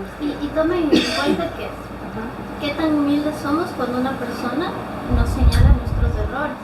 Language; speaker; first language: Spanish; native; Spanish